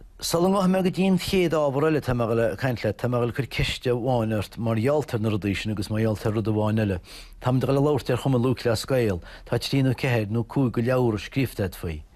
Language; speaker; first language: Irish; native; Irish